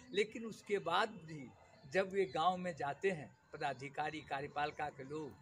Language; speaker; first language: Hindi; native; Hindi